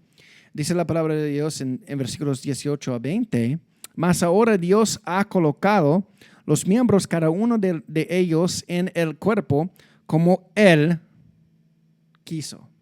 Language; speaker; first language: Spanish; non-native, fluent; English